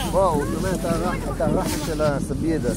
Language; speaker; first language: Hebrew; native; Hebrew